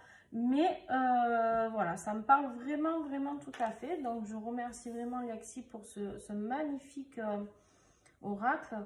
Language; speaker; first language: French; native; French